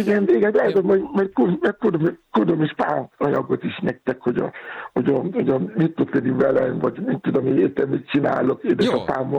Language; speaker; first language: Hungarian; non-native, learner; Yoruba